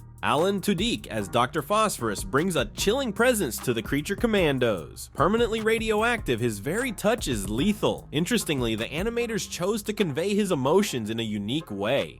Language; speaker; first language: English; native; English